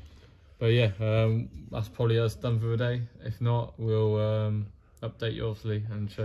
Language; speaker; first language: English; native; English